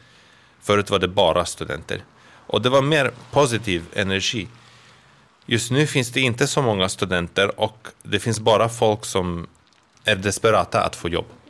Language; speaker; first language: Swedish; non-native, fluent; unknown